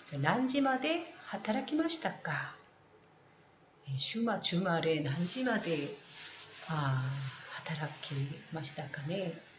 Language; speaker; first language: Japanese; non-native, fluent; Korean